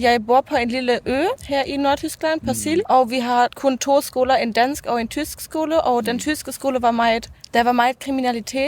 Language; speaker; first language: Danish; non-native, local second language; German